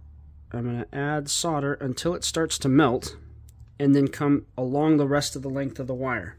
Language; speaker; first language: English; native; English